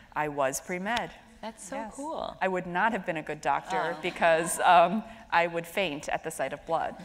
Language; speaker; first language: English; native; English